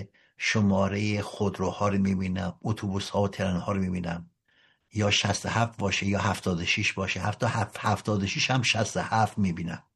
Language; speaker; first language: Persian; native; Persian